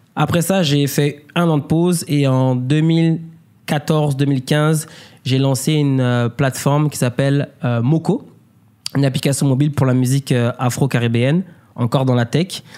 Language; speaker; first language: French; native; French